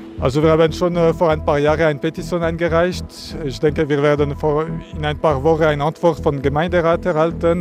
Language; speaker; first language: German; non-native, local second language; French